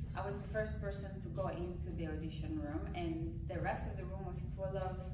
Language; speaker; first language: English; non-native, fluent; Italian